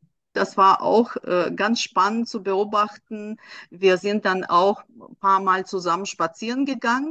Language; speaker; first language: German; non-native, fluent; Russian